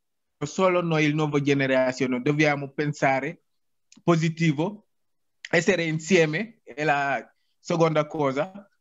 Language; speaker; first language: Italian; non-native, learner; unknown